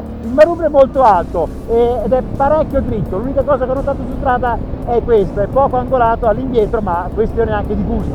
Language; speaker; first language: Italian; native; Italian